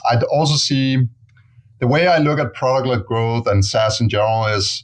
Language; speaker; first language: English; non-native, fluent; Danish